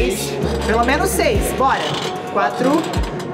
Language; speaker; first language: Portuguese; native; Portuguese